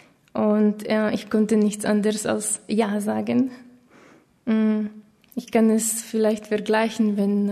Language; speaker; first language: German; non-native, fluent; Slovak